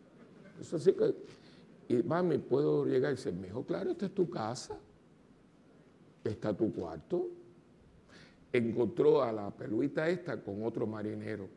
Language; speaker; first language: Spanish; native; Spanish